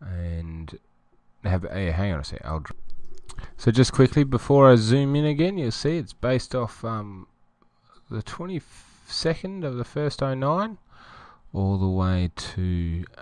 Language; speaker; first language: English; native; English